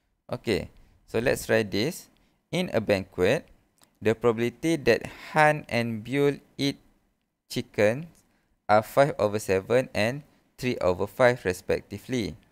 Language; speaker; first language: English; non-native, local second language; Malay